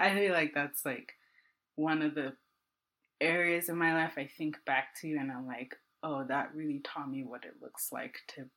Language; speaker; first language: English; non-native, local second language; Akan